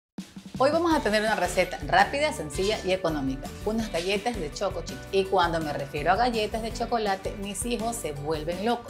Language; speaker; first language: Spanish; native; Spanish